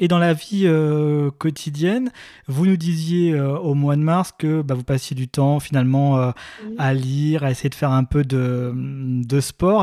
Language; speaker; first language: French; native; French